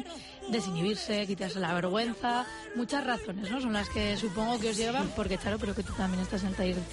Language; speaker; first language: Spanish; native; Spanish